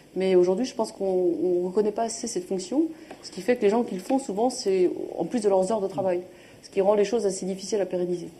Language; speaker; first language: French; native; French